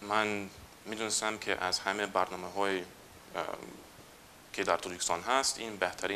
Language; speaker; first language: Persian; non-native, fluent; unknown